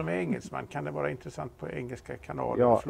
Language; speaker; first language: Swedish; native; Swedish